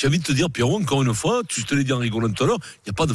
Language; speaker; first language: French; native; French